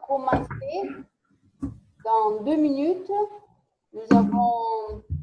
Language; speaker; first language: French; non-native, fluent; Italian